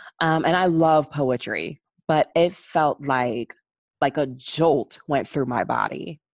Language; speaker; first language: English; native; English